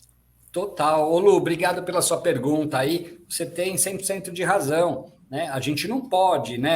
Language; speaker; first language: Portuguese; native; Portuguese